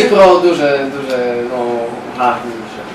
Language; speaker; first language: Ukrainian; non-native, learner; Polish